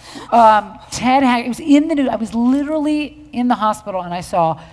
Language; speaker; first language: English; native; English